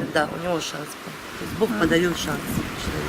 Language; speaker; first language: Russian; native; Russian